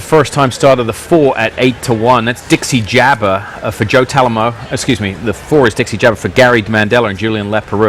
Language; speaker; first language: English; native; English